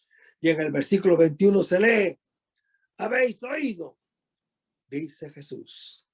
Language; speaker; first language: Spanish; native; Spanish